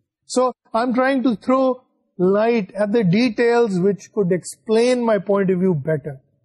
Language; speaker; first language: English; non-native, local second language; Urdu